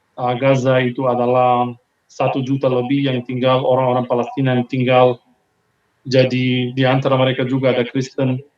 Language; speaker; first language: Indonesian; non-native, fluent; Hebrew